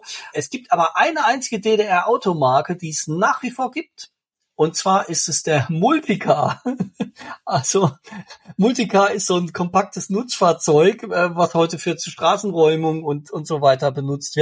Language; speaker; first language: German; native; German